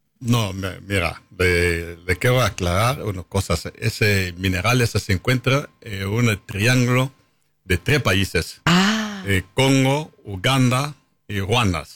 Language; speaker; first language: Spanish; non-native, fluent; Lingala